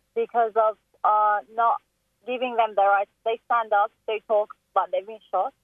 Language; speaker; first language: English; non-native, fluent; Persian